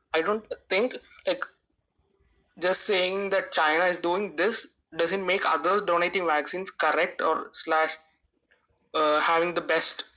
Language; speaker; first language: English; non-native, local second language; Malayalam